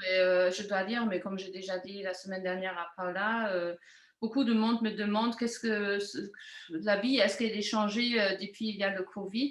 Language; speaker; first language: French; non-native, fluent; German